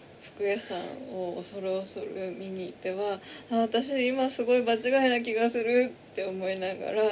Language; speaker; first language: Japanese; native; Japanese